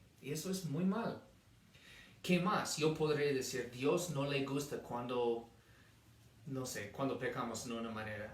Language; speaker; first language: Spanish; non-native, fluent; English